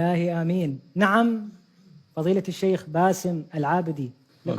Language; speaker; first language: Arabic; native; Arabic